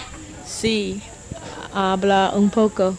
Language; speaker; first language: Spanish; non-native, learner; English